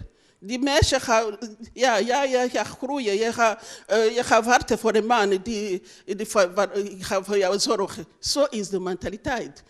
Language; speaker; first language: Dutch; non-native, learner; Rundi